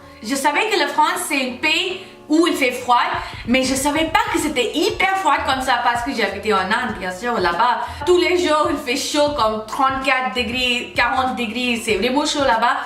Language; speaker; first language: French; non-native, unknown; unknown